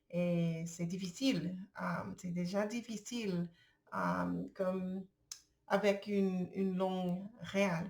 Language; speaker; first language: French; non-native, learner; English